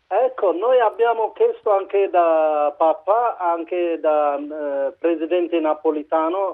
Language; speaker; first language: Italian; non-native, learner; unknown